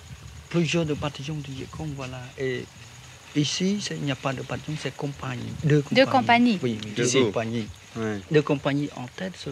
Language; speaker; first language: French; non-native, learner; Khmer